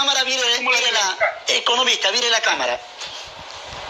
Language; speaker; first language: Spanish; native; Spanish